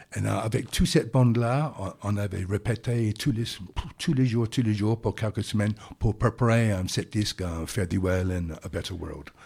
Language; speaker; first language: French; non-native, fluent; English